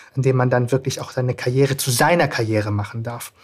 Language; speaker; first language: German; native; German